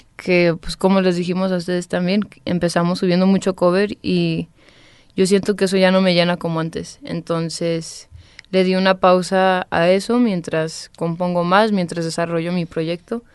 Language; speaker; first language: Spanish; early bilingual, heritage; Spanish